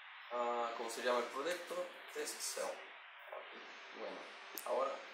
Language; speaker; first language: Spanish; non-native, learner; Russian